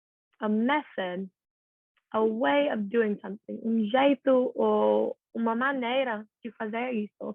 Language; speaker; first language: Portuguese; non-native, learner; English